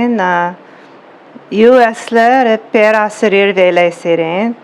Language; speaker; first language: Tamil; non-native, learner; English